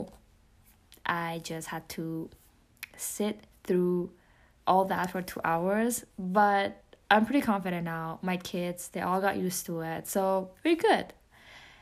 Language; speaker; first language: English; non-native, fluent; Persian